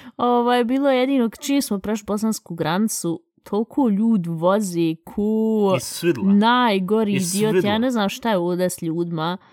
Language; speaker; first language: Bosnian; early bilingual, heritage; Bosnian